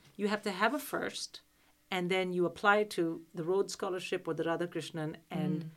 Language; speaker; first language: English; non-native, local second language; Hindi